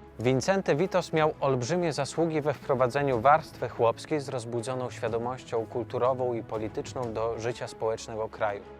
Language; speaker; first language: Polish; native; Polish